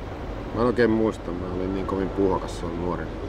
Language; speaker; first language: Finnish; native; Finnish